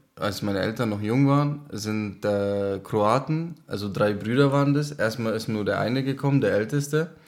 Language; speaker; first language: German; non-native, fluent; Czech